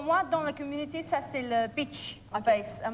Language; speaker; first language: French; non-native, learner; English